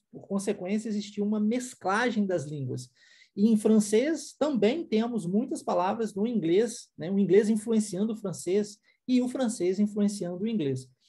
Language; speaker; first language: Portuguese; non-native, fluent; English